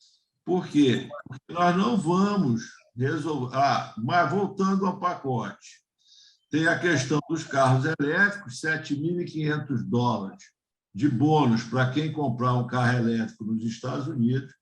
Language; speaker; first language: Portuguese; native; Portuguese